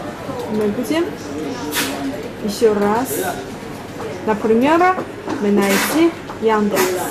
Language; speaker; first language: Russian; non-native, learner; Chinese